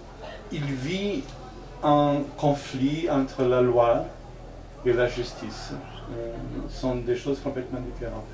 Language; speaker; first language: French; non-native, fluent; Portuguese